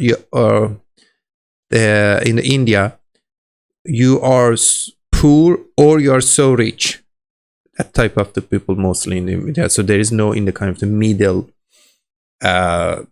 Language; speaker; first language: English; non-native, learner; Persian